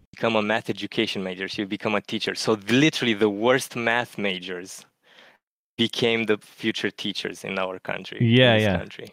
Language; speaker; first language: English; non-native, fluent; Romanian